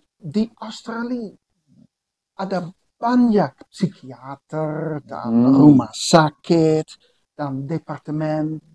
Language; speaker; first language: Indonesian; non-native, learner; Dutch